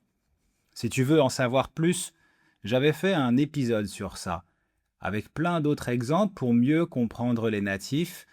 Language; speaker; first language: French; native; French